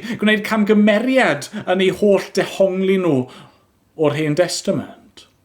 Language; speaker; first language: Welsh; native; Welsh